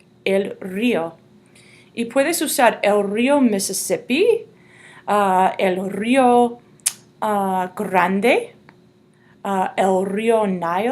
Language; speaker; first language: Spanish; non-native, fluent; English